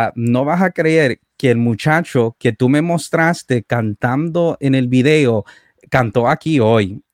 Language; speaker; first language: Spanish; early bilingual, heritage; Spanish